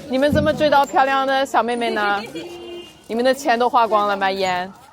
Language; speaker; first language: Chinese; non-native, fluent; English